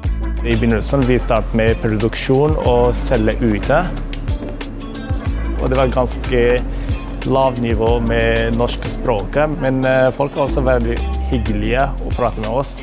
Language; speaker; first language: Norwegian; non-native, learner; Arabic